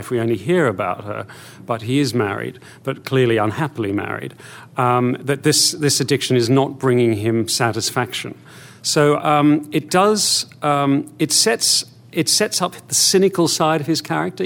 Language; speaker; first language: English; native; English